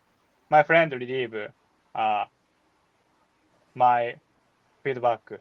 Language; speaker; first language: English; non-native, learner; Japanese